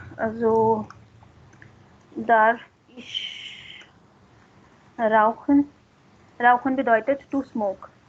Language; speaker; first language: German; non-native, fluent; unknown